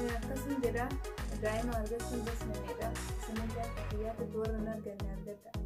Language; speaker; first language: Oromo; non-native, learner; Arabic